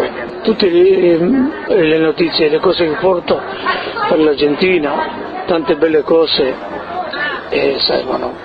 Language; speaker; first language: Italian; early bilingual, heritage; Italian